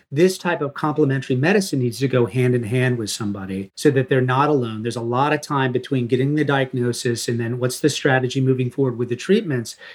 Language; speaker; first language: English; native; English